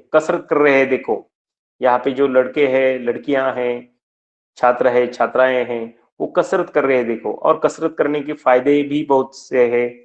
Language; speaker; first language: Hindi; non-native, local second language; Marathi